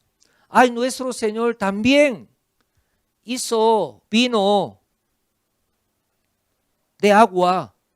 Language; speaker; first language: Spanish; non-native, fluent; Korean